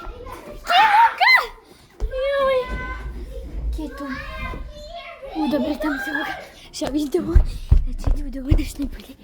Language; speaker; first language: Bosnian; early bilingual, heritage; Bosnian